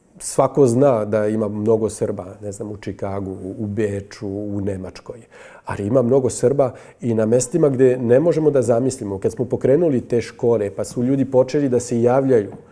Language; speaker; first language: Bosnian; non-native, fluent; French